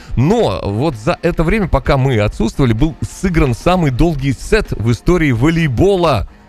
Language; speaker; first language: Russian; native; Russian